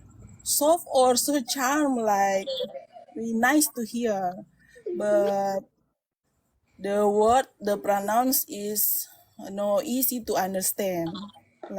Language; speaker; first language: English; non-native, learner; Indonesian